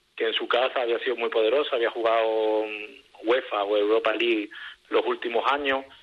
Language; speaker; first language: Spanish; native; Spanish